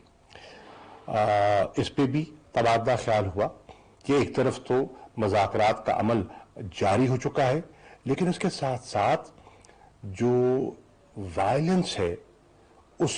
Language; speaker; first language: Urdu; native; Urdu